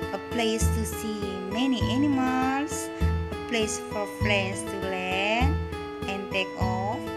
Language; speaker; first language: English; non-native, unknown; Indonesian